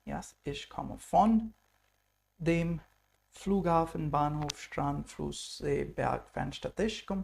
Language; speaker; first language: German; non-native, fluent; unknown